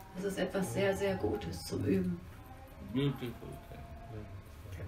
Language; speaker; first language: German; non-native, learner; Hindi